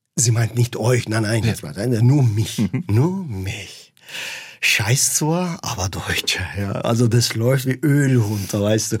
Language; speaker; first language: German; non-native, fluent; Turkish